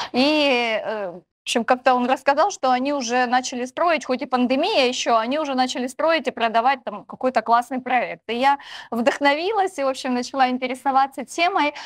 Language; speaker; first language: Russian; native; Russian